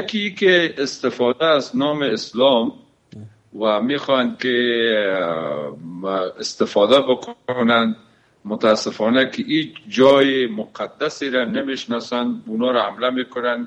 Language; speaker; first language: Persian; native; Persian